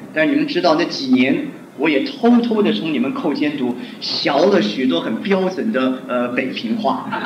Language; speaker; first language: Chinese; non-native, local second language; Hakka Chinese